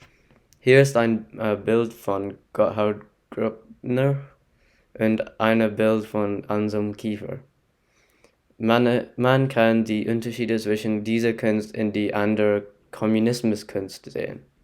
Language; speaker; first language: German; non-native, learner; English